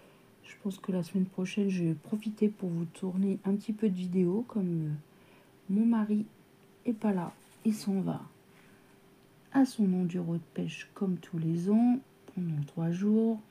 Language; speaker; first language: French; native; French